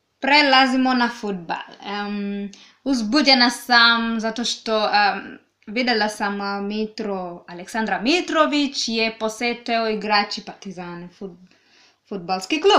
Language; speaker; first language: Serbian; non-native, learner; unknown